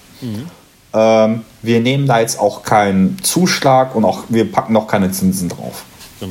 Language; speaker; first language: German; native; German